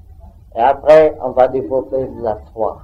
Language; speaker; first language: French; non-native, learner; Vietnamese